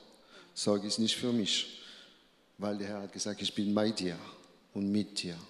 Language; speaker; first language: German; non-native, learner; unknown